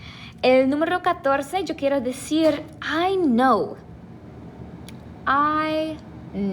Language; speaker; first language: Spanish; non-native, fluent; English